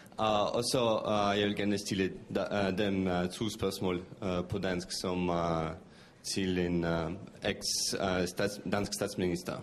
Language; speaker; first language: Danish; non-native, fluent; Russian